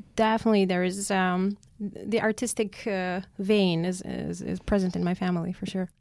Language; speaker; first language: English; non-native, fluent; Armenian